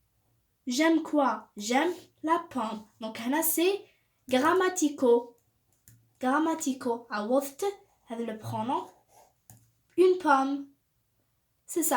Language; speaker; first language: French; non-native, local second language; Arabic